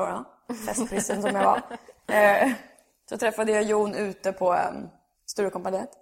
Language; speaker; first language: Swedish; native; Swedish